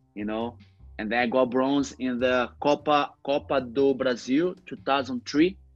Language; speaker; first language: English; non-native, learner; Portuguese